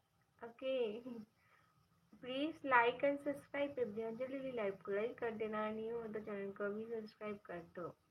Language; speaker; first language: Hindi; non-native, local second language; Bangla